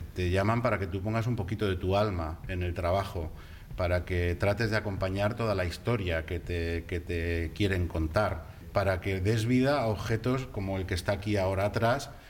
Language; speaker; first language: Spanish; native; Spanish